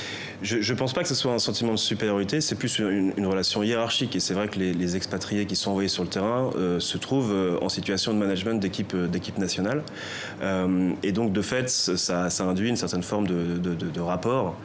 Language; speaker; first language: French; native; French